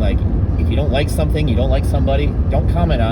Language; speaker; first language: English; native; English